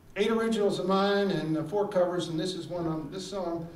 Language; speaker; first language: English; native; English